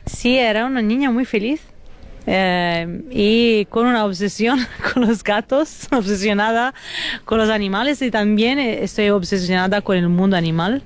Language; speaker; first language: Spanish; non-native, fluent; Italian